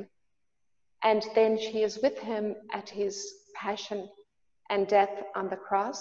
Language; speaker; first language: English; native; English